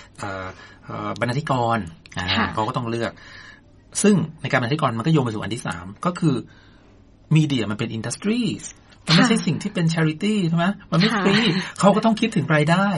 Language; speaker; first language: Thai; native; Thai